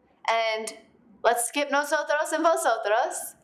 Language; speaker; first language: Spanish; non-native, fluent; English